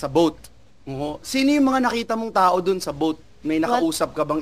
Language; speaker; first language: Filipino; native; Filipino